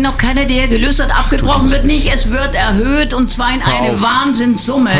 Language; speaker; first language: German; native; German